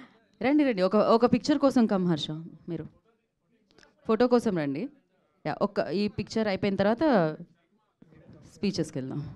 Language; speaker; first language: Telugu; native; Telugu